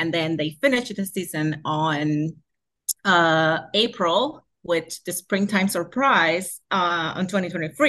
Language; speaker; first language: English; non-native, fluent; Spanish